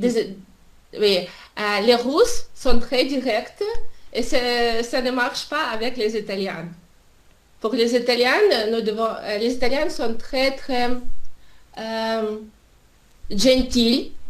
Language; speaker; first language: French; non-native, learner; Russian